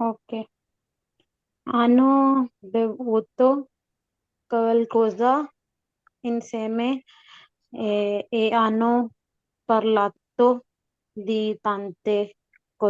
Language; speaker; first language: Italian; non-native, learner; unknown